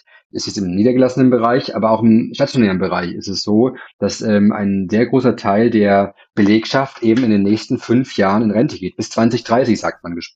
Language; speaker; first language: German; native; German